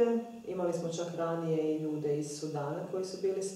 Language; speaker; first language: Croatian; native; Croatian